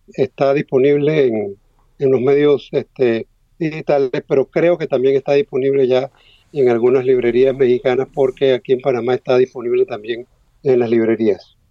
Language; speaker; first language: Spanish; native; Spanish